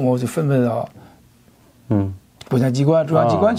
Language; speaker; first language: Chinese; native; Chinese